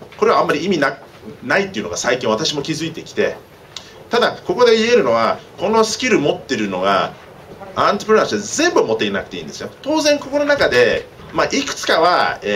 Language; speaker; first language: Japanese; early bilingual, heritage; Japanese